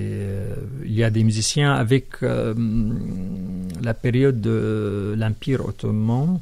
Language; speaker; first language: French; non-native, fluent; Arabic